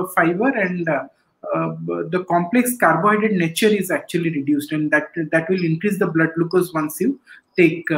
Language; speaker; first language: English; non-native, local second language; Odia